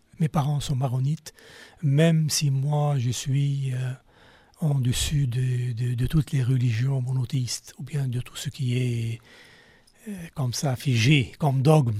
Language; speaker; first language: French; non-native, local second language; Arabic